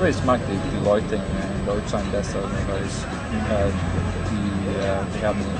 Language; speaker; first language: German; non-native, learner; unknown